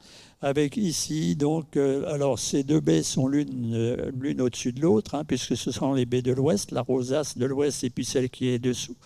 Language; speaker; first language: French; native; French